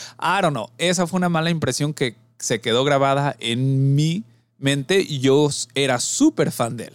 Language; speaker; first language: Spanish; early bilingual, heritage; Spanish